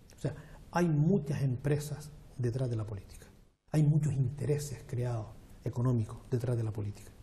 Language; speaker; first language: Spanish; native; Spanish